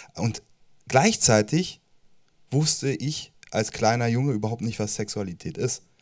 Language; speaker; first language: German; native; German